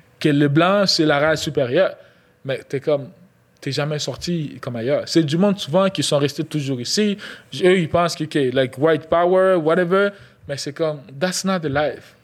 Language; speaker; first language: French; non-native, local second language; Lingala